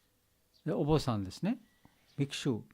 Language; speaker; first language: Japanese; non-native, learner; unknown